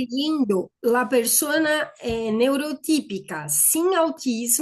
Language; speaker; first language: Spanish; non-native, fluent; Portuguese